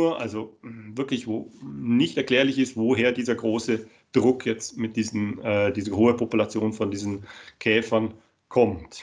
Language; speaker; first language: German; native; German